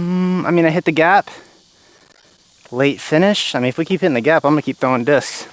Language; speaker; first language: English; native; English